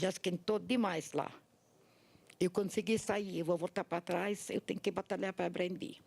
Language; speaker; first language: Portuguese; non-native, learner; Arabic